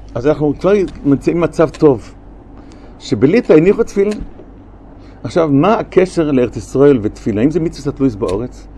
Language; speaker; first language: Hebrew; non-native, fluent; German